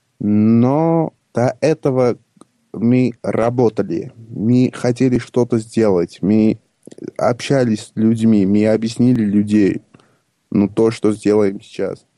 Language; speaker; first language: Russian; non-native, local second language; Armenian